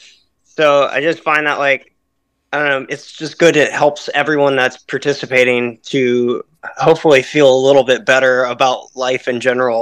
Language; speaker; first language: English; native; English